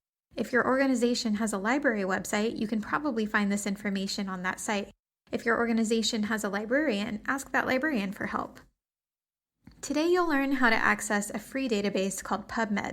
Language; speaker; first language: English; native; English